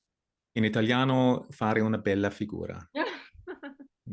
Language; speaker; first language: Italian; non-native, learner; German